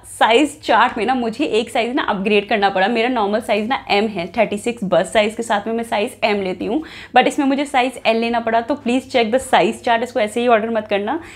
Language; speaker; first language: Hindi; native; Hindi